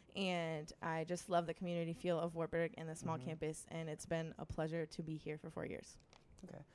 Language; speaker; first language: English; native; English